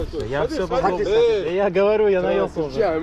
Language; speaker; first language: Russian; native; Russian